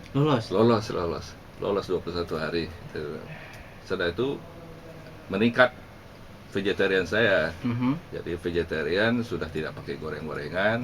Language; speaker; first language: Indonesian; non-native, local second language; Javanese